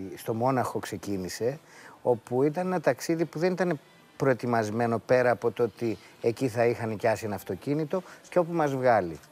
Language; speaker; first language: Greek; native; Greek